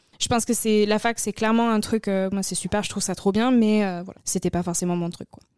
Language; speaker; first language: French; native; French